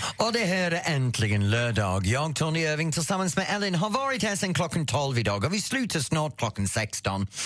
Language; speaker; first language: Swedish; non-native, fluent; English